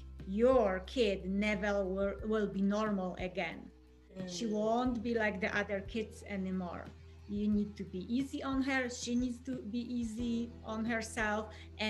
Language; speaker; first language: English; non-native, fluent; Polish